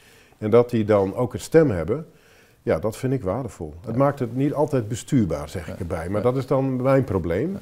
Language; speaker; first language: Dutch; native; Dutch